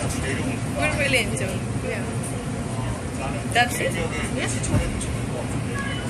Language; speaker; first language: English; non-native, learner; Spanish